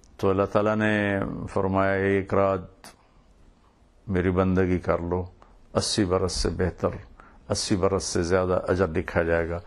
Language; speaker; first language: Urdu; non-native, local second language; Punjabi